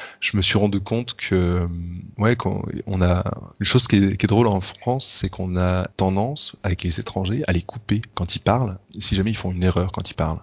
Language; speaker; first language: French; native; French